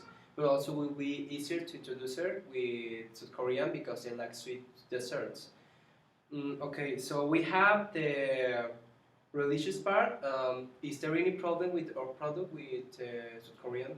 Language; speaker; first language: English; non-native, learner; Spanish